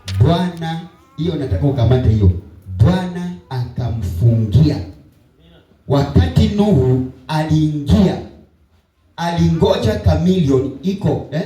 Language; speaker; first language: Swahili; non-native, local second language; Luyia